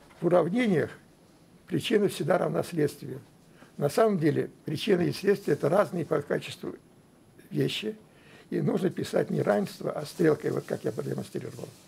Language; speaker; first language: Russian; native; Russian